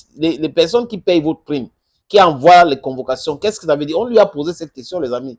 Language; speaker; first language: French; non-native, local second language; English